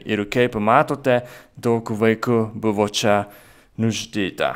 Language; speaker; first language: Lithuanian; non-native, fluent; Japanese